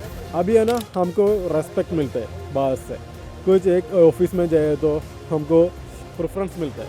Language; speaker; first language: Hindi; non-native, local second language; Malayalam